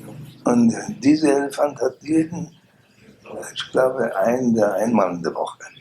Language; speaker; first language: German; non-native, learner; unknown